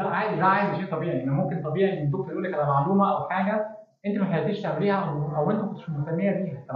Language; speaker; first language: Arabic; native; Arabic